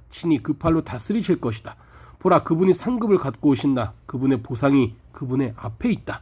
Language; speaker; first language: Korean; native; Korean